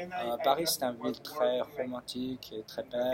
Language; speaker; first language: French; early bilingual, other home language; Chinese